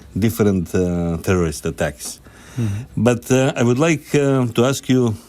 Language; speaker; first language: English; non-native, fluent; Macedonian